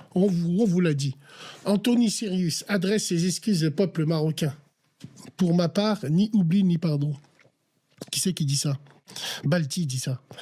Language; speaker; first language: French; early bilingual, other home language; Arabic